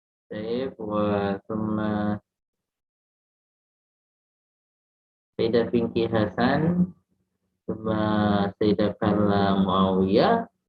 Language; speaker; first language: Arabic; non-native, fluent; Indonesian